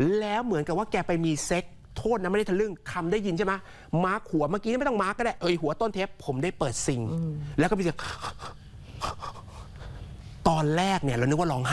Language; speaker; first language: Thai; native; Thai